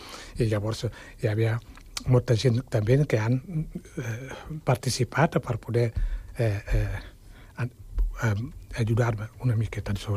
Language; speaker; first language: Catalan; non-native, fluent; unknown